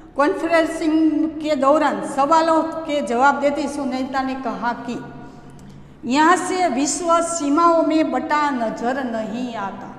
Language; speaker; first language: Hindi; non-native, local second language; Gujarati